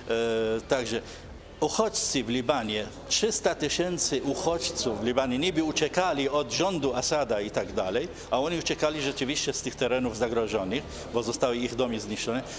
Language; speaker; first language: Polish; non-native, fluent; Arabic